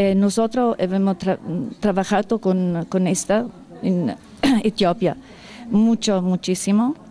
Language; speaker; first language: Spanish; non-native, learner; Italian